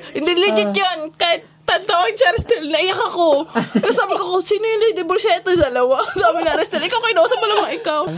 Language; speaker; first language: Filipino; native; Filipino